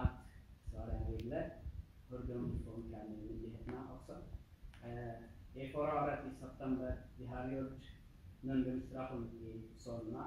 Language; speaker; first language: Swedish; non-native, learner; Tigrinya